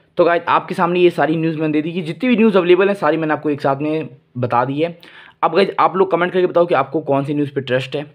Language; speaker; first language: Hindi; native; Hindi